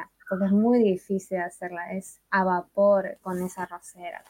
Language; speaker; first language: Spanish; non-native, fluent; Chinese